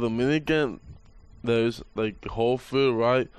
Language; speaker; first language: English; non-native, fluent; Spanish